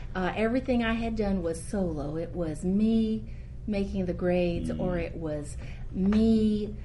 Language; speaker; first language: English; native; English